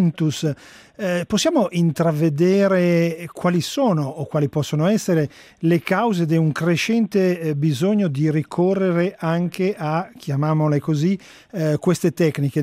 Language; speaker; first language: Italian; native; Italian